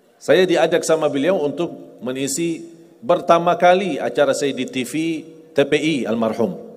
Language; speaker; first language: Malay; non-native, fluent; Arabic